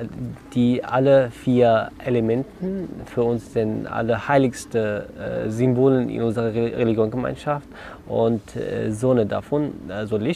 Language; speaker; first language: German; non-native, learner; Kurdish